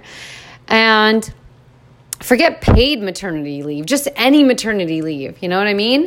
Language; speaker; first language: English; native; English